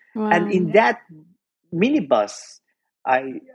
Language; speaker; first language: English; non-native, fluent; Persian